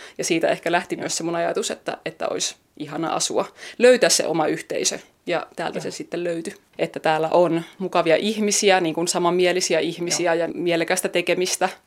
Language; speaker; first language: Finnish; native; Finnish